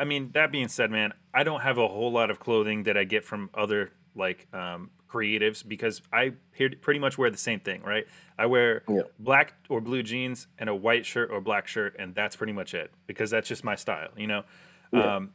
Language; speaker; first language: English; early bilingual, other home language; Japanese